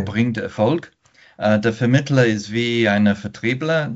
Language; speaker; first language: German; non-native, fluent; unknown